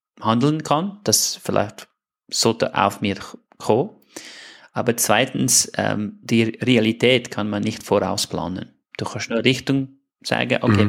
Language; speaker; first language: German; non-native, fluent; English